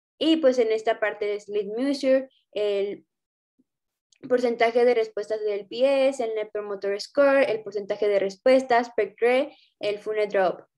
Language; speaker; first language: Spanish; native; Spanish